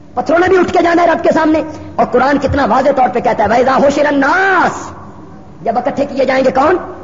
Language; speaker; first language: Urdu; non-native, local second language; Punjabi